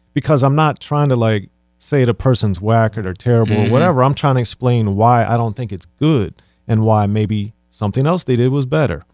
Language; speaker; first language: English; native; English